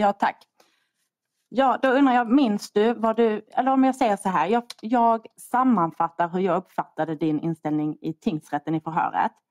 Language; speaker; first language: Swedish; native; Swedish